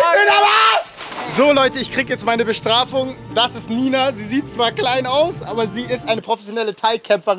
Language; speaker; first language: German; native; German